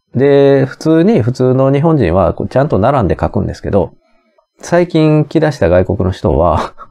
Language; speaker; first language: Japanese; native; Japanese